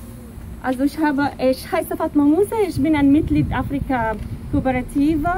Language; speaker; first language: German; non-native, fluent; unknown